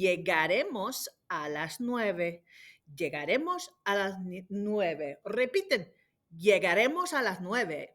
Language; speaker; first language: Spanish; non-native, fluent; English